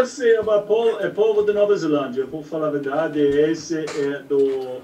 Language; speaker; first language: Portuguese; non-native, learner; English